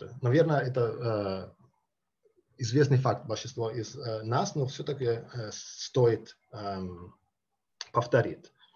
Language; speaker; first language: Russian; non-native, fluent; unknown